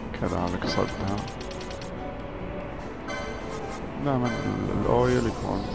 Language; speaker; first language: Arabic; native; Arabic